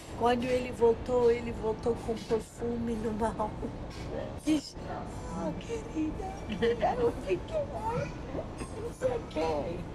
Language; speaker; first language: Portuguese; non-native, learner; English